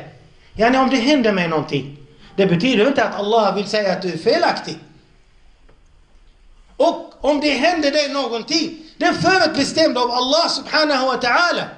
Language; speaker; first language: Swedish; non-native, local second language; Arabic